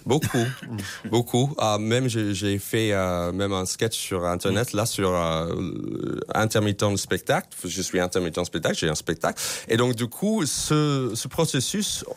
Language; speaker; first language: French; non-native, fluent; English